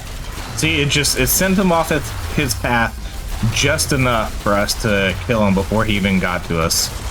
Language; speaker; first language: English; native; English